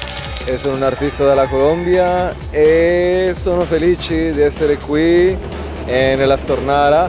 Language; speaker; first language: Italian; non-native, learner; Spanish